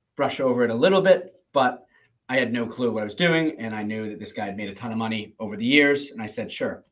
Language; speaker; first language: English; native; English